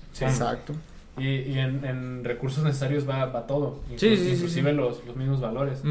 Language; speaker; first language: Spanish; native; Spanish